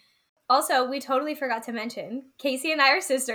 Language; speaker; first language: English; native; English